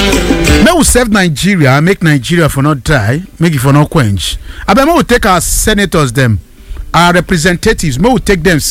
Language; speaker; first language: Nigerian Pidgin; non-native, local second language; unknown